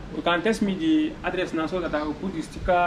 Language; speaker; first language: English; non-native, learner; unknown